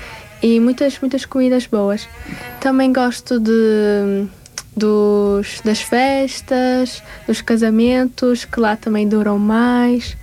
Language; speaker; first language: Portuguese; early bilingual, other home language; Tajik